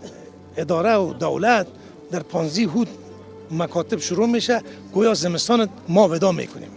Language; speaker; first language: Persian; native; Persian